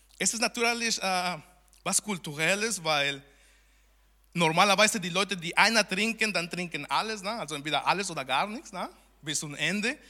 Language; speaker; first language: German; non-native, fluent; Spanish